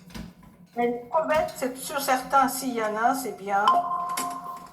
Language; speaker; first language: French; non-native, learner; Japanese